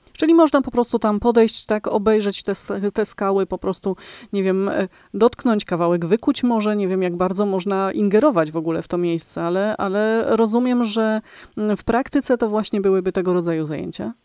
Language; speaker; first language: Polish; native; Polish